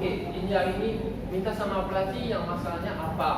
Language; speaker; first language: Indonesian; non-native, learner; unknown